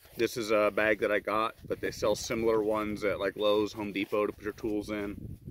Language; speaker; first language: English; native; English